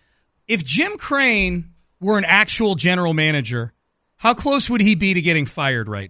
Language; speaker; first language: English; native; English